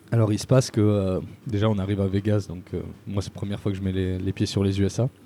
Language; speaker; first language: French; native; French